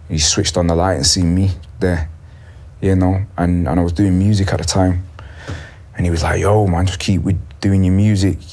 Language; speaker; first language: English; native; English